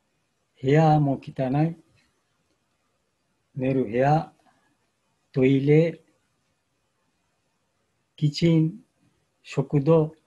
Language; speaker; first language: Japanese; non-native, fluent; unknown